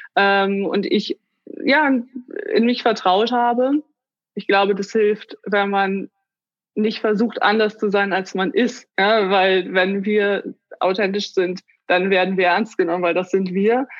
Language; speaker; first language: German; native; German